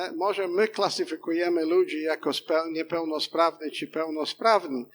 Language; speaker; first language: Polish; non-native, fluent; English